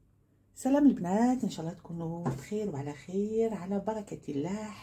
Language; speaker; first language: Arabic; native; Arabic